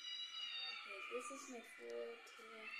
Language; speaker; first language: English; non-native, local second language; Filipino